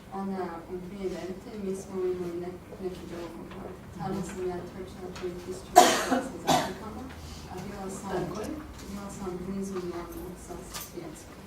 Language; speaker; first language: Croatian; non-native, learner; English